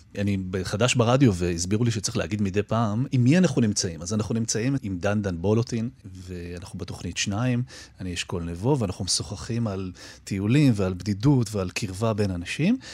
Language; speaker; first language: Hebrew; native; Hebrew